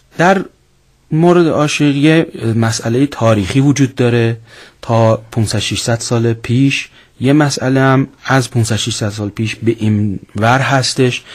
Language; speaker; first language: Persian; non-native, local second language; Azerbaijani